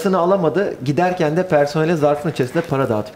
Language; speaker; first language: Turkish; native; Turkish